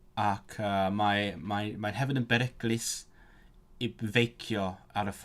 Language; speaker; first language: Welsh; non-native, learner; Cantonese